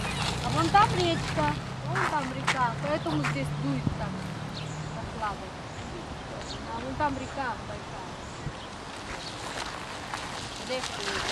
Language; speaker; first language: Russian; native; Russian